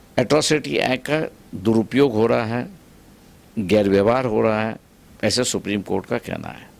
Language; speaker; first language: Hindi; non-native, local second language; Marathi